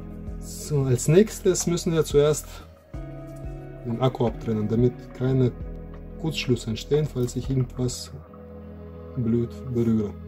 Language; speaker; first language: German; non-native, fluent; Russian